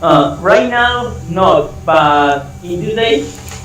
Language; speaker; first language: English; non-native, learner; Spanish